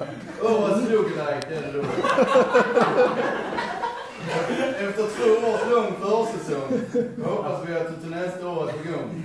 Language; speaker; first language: Swedish; native; Swedish